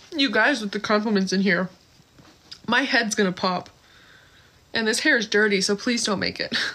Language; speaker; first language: English; native; English